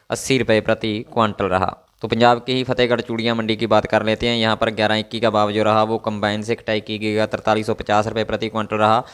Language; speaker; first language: Hindi; non-native, local second language; Punjabi